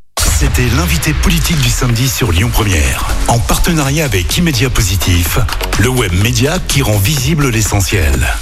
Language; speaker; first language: French; native; French